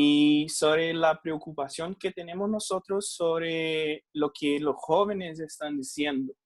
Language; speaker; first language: Spanish; non-native, fluent; Portuguese